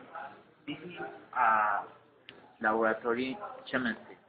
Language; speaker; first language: English; non-native, learner; Spanish